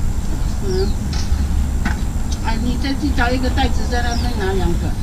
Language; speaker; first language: Chinese; non-native, local second language; Amis